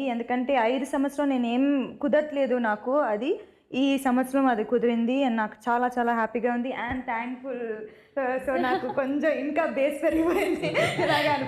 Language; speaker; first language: Telugu; non-native, fluent; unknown